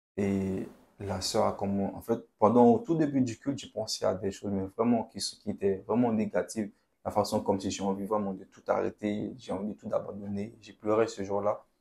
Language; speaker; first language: French; non-native, local second language; Haitian Creole